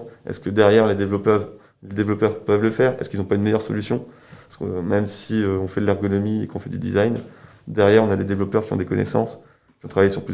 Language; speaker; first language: French; native; French